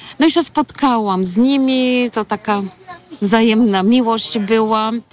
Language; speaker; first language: Polish; non-native, fluent; Bulgarian